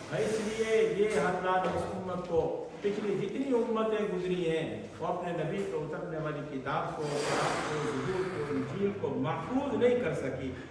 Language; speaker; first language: Urdu; non-native, local second language; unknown